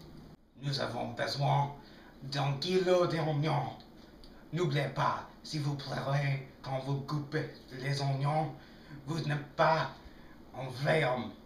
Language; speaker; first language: French; non-native, learner; English